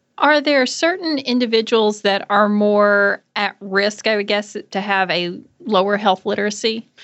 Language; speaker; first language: English; native; English